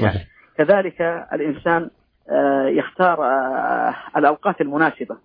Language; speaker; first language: Arabic; native; Arabic